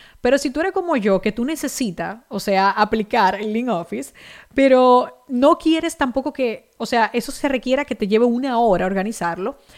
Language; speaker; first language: Spanish; native; Spanish